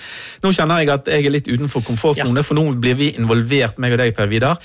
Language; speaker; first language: Norwegian; native; Norwegian